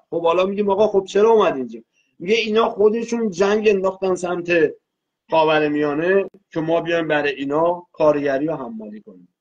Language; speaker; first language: Persian; non-native, local second language; Azerbaijani